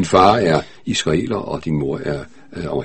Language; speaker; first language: Danish; native; Danish